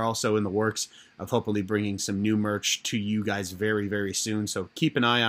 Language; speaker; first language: English; native; English